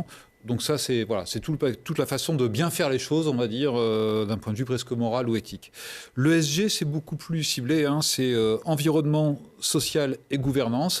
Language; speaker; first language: French; native; French